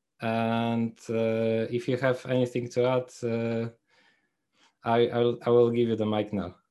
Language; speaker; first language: English; non-native, fluent; Polish